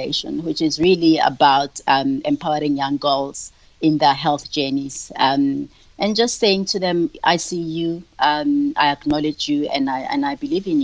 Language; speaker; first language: English; non-native, local second language; Tswana